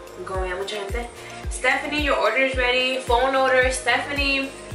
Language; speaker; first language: Spanish; early bilingual, heritage; Spanish